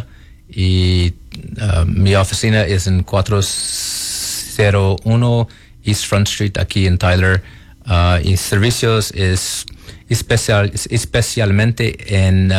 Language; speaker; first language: Spanish; non-native, learner; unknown